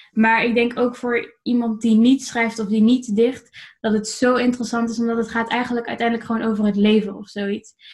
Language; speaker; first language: Dutch; native; Dutch